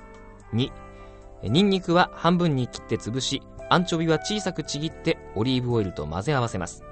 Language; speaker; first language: Japanese; native; Japanese